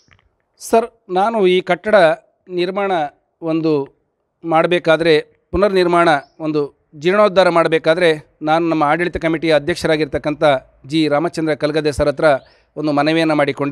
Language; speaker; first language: Kannada; native; Kannada